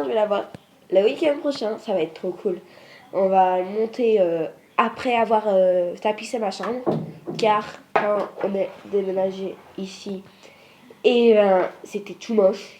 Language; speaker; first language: French; native; French